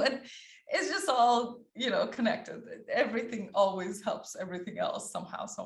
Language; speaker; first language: English; early bilingual, other home language; Persian